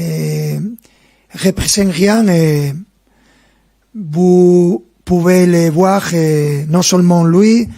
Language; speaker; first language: French; non-native, fluent; Spanish